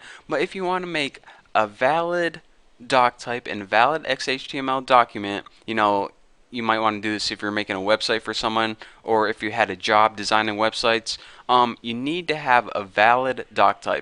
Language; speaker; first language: English; native; English